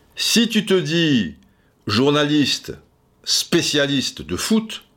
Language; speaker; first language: French; native; French